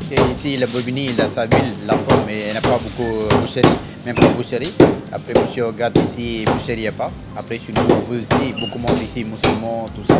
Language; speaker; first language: French; non-native, learner; Tamil